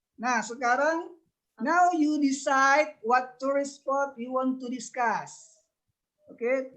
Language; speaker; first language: English; non-native, learner; Indonesian